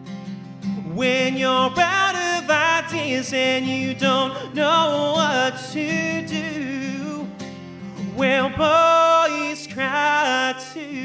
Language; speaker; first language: English; native; English